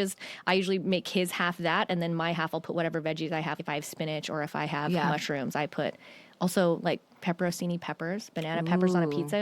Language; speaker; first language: English; native; English